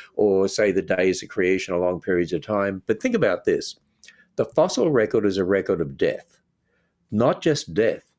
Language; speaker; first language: English; native; English